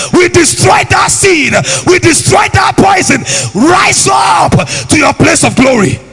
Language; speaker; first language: English; non-native, local second language; Akan